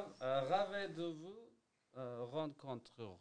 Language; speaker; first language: French; non-native, learner; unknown